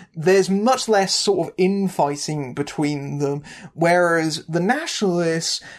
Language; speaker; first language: English; native; English